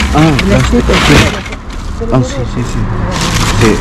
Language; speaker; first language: Spanish; non-native, learner; Filipino